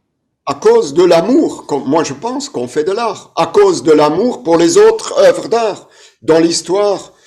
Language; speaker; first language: French; non-native, fluent; German